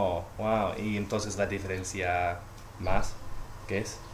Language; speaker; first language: Spanish; non-native, learner; English